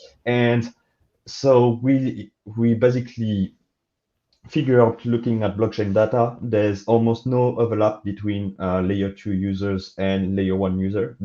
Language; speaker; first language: English; non-native, fluent; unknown